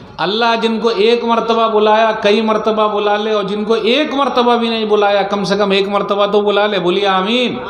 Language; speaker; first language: Urdu; native; Urdu